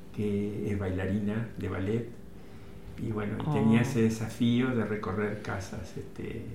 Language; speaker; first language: Spanish; native; Spanish